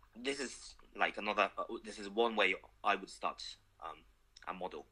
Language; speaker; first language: English; non-native, fluent; Japanese